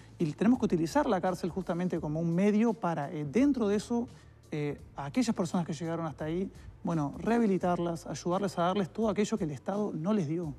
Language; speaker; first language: Spanish; native; Spanish